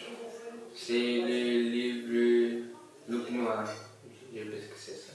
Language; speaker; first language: French; non-native, learner; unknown